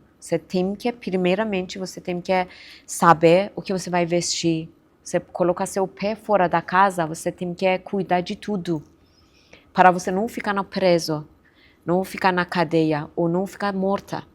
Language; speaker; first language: Portuguese; non-native, fluent; Persian